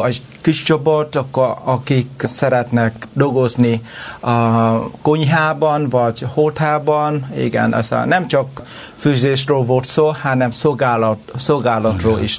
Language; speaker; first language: Hungarian; non-native, learner; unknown